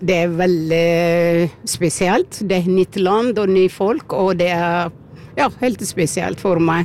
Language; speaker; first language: Norwegian; non-native, learner; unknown